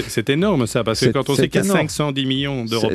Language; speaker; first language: French; native; French